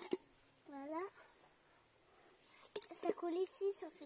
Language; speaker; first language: French; native; French